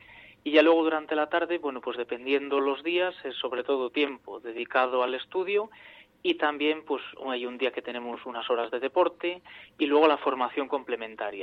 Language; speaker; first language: Spanish; native; Spanish